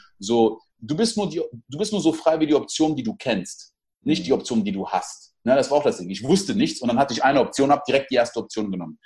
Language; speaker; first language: German; early bilingual, other home language; French